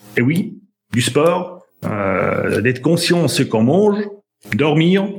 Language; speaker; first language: French; native; French